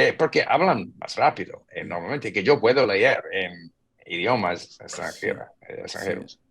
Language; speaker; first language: Spanish; non-native, fluent; English